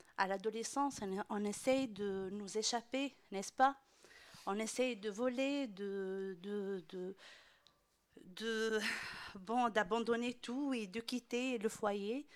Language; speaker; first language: French; non-native, local second language; Arabic